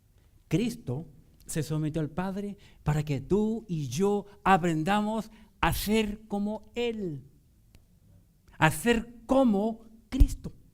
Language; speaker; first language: Spanish; native; Spanish